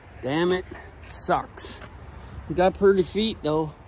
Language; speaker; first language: English; native; English